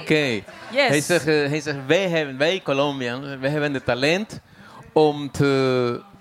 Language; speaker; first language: Dutch; non-native, fluent; Spanish